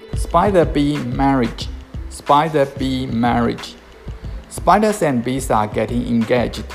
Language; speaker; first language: English; non-native, fluent; Chinese